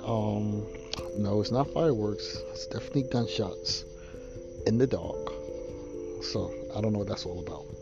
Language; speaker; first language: English; native; English